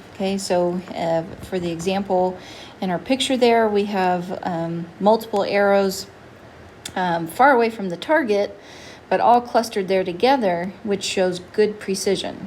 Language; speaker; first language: English; native; English